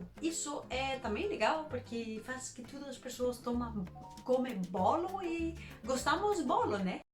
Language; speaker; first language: Portuguese; non-native, learner; Danish